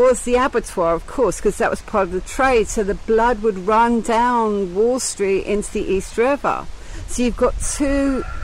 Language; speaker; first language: English; native; English